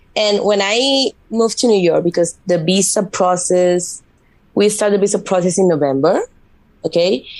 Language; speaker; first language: English; non-native, fluent; Spanish